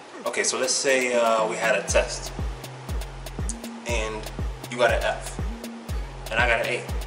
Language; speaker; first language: English; native; English